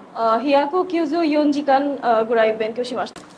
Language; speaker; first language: Japanese; non-native, learner; Bangla